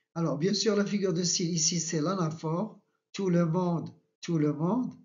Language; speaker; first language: French; non-native, local second language; Arabic